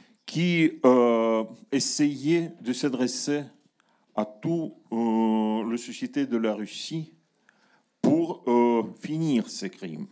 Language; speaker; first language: French; non-native, learner; Russian